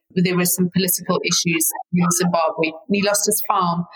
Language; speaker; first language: English; native; English